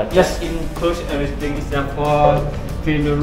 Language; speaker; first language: English; non-native, learner; Thai